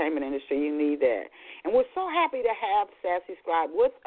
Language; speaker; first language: English; native; English